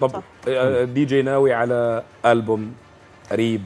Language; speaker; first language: Arabic; native; Arabic